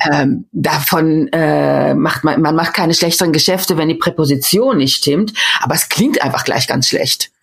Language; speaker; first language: German; native; German